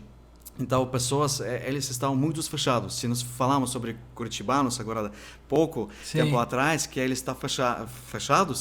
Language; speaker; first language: Portuguese; non-native, fluent; Ukrainian